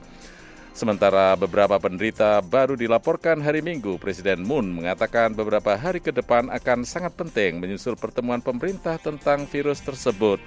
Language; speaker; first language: Indonesian; native; Indonesian